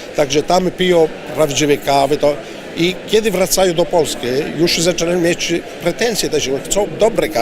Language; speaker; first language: Polish; non-native, learner; Italian